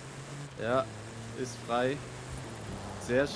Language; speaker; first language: German; native; German